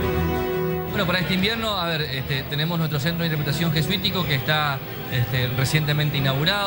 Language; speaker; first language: Spanish; native; Spanish